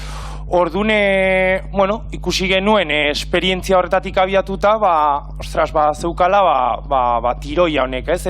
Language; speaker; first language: Basque; native; Basque